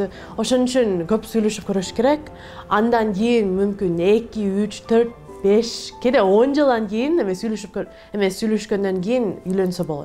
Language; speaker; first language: Kyrgyz; non-native, learner; Korean